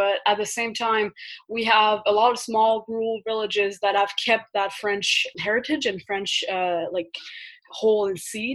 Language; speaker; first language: English; early bilingual, other home language; French